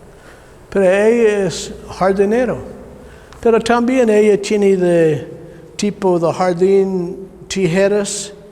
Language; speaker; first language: Spanish; non-native, learner; English